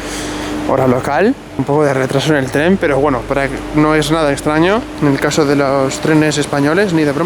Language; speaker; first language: Spanish; native; Spanish